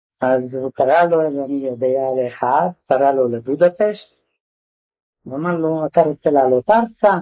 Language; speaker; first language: Hebrew; non-native, fluent; Hungarian